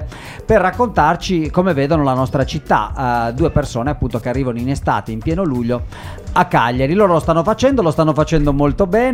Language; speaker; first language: Italian; native; Italian